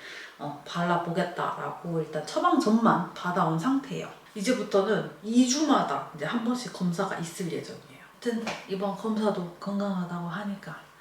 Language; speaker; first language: Korean; native; Korean